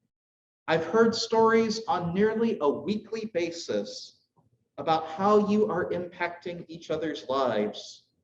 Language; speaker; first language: English; native; English